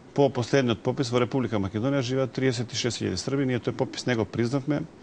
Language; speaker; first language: Macedonian; non-native, local second language; Serbian